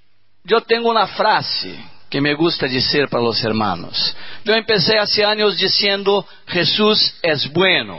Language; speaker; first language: Spanish; non-native, learner; Portuguese